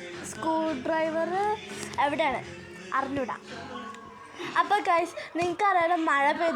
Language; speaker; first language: Malayalam; early bilingual, heritage; Malayalam